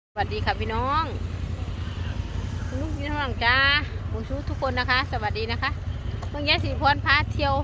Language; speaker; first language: Thai; non-native, local second language; Lao